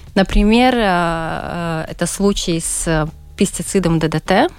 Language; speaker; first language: Russian; native; Russian